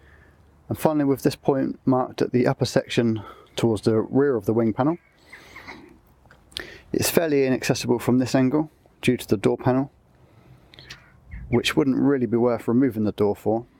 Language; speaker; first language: English; native; English